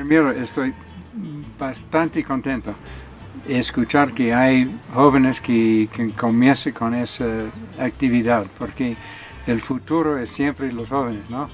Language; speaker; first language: Spanish; non-native, learner; English